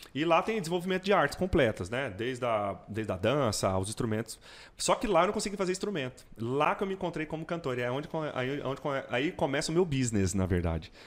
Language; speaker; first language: Portuguese; native; Portuguese